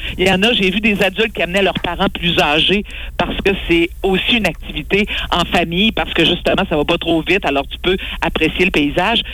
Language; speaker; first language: French; native; French